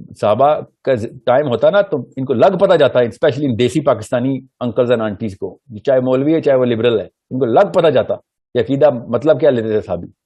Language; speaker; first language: Urdu; early bilingual, heritage; Urdu